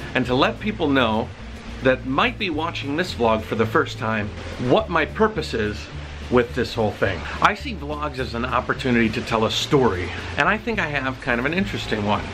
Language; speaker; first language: English; native; English